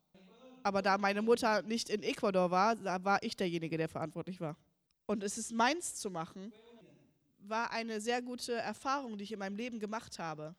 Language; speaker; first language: German; early bilingual, heritage; German